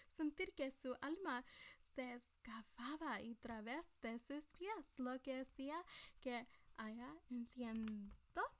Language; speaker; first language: Spanish; non-native, learner; English